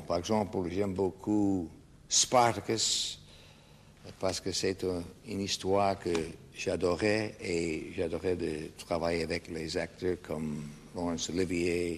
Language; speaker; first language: French; non-native, fluent; English